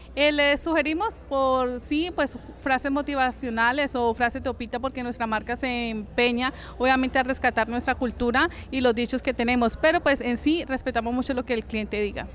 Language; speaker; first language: Spanish; native; Spanish